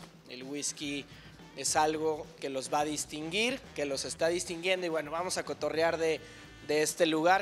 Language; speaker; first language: Spanish; native; Spanish